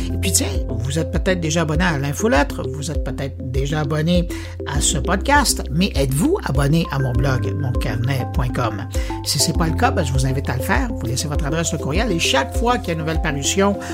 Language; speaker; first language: French; native; French